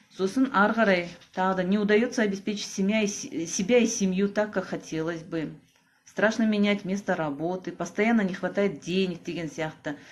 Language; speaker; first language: Russian; non-native, local second language; Kazakh